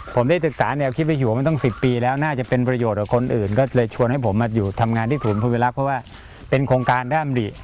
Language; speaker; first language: Thai; native; Thai